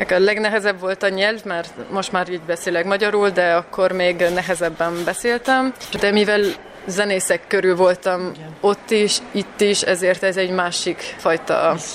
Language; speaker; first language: Hungarian; early bilingual, heritage; Hungarian